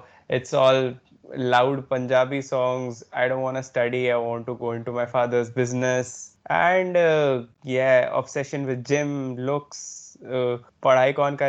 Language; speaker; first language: English; non-native, local second language; Hindi